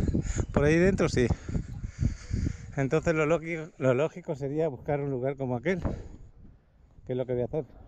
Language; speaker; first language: Spanish; native; Spanish